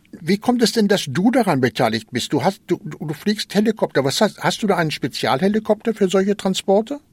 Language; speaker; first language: German; native; German